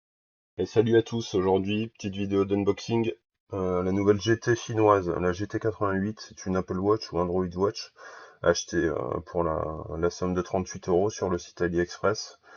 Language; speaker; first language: French; native; French